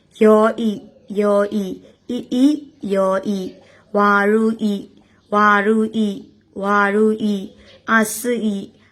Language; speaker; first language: Japanese; non-native, fluent; Burmese